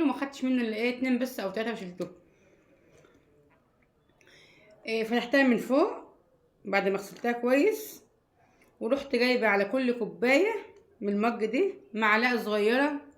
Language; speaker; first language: Arabic; native; Arabic